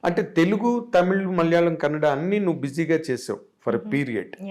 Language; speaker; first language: Telugu; native; Telugu